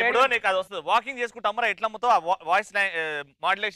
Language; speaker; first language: Telugu; native; Telugu